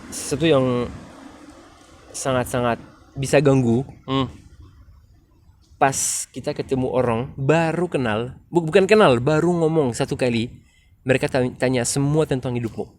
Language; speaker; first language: Indonesian; non-native, fluent; French